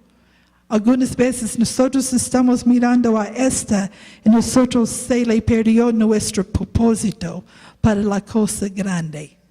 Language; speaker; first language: Spanish; non-native, learner; English